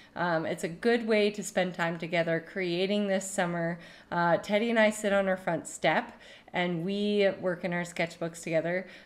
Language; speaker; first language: English; native; English